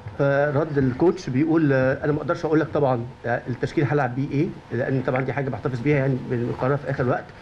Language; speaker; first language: Arabic; native; Arabic